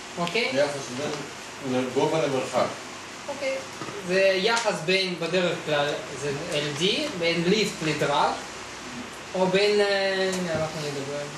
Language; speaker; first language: Hebrew; non-native, fluent; Russian